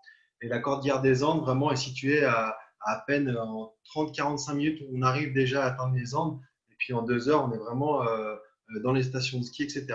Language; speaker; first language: French; native; French